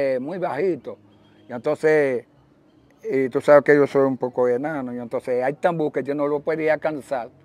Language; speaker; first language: Spanish; early bilingual, other home language; Haitian Creole